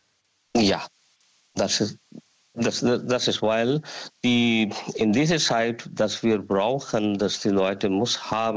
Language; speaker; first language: German; non-native, learner; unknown